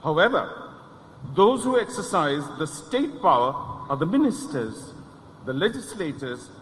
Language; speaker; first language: English; non-native, local second language; Bangla